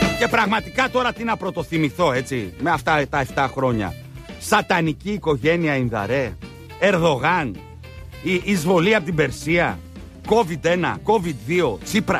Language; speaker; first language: Greek; native; Greek